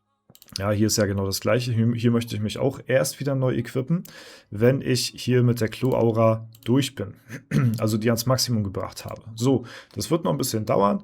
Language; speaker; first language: German; native; German